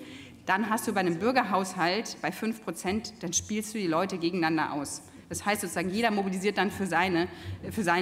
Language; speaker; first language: German; native; German